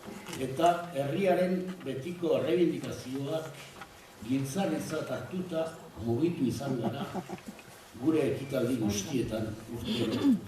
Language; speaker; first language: Basque; native; Basque